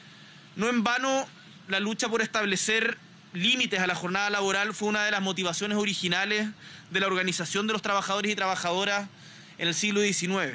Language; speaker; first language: Spanish; native; Spanish